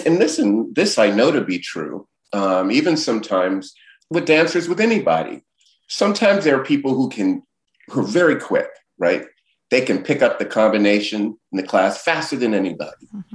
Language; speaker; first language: English; native; English